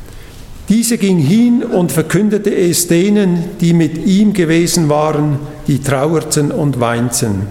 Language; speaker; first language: German; native; German